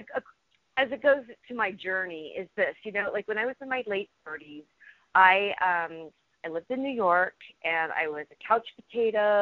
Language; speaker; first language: English; native; English